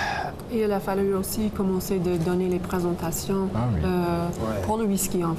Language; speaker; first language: French; non-native, local second language; English